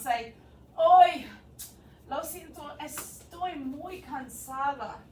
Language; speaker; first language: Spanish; non-native, fluent; English